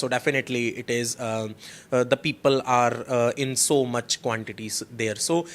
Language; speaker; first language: English; non-native, local second language; Punjabi